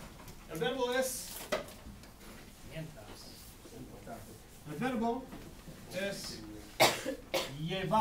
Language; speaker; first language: Spanish; non-native, fluent; English